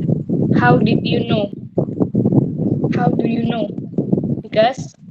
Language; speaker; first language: English; non-native, learner; Indonesian